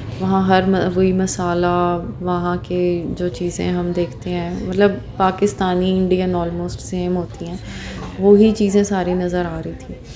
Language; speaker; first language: Urdu; non-native, local second language; Punjabi